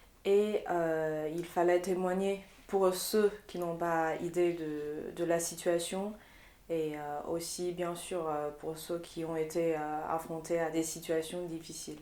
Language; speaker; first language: French; non-native, fluent; Chinese